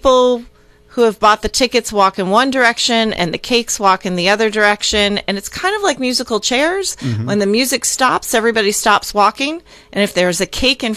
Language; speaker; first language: English; native; English